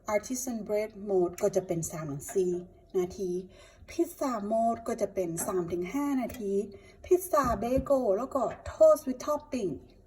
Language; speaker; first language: Thai; native; Thai